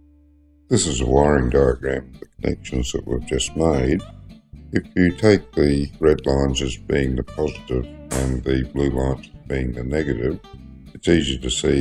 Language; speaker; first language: English; native; English